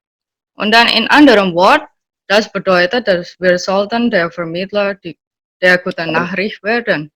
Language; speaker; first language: German; non-native, learner; Indonesian